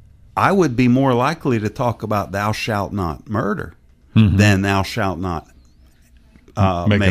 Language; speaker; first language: English; native; English